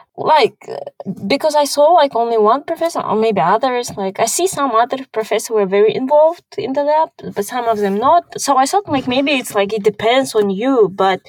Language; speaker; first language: English; non-native, fluent; Kazakh